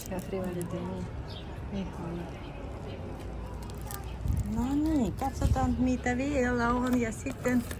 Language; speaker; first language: Finnish; non-native, learner; Russian